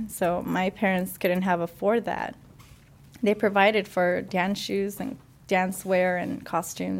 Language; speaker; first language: English; early bilingual, other home language; Spanish